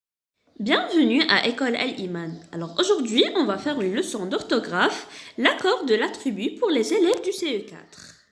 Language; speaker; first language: French; non-native, local second language; Arabic